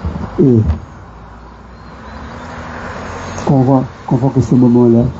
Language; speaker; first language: French; non-native, local second language; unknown